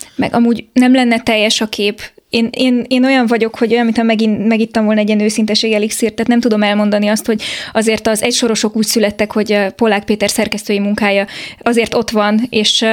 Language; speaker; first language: Hungarian; native; Hungarian